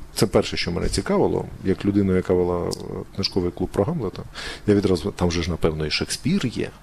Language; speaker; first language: Ukrainian; native; Ukrainian